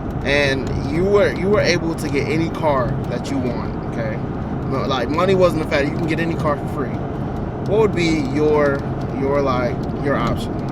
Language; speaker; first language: English; native; English